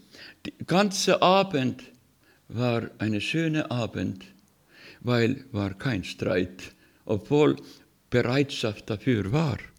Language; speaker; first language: German; non-native, learner; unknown